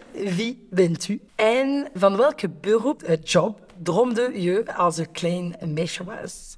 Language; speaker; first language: Dutch; non-native, fluent; French